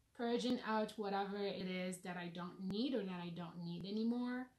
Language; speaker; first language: English; non-native, fluent; Arabic